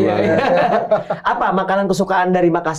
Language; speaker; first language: Indonesian; native; Indonesian